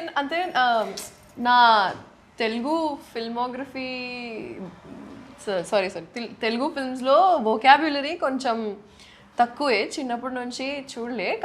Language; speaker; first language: Telugu; non-native, local second language; Urdu